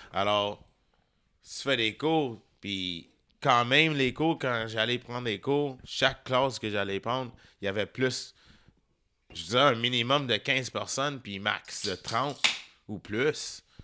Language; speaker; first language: French; native; French